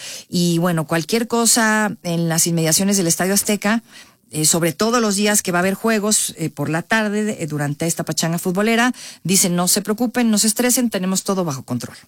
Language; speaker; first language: Spanish; native; Spanish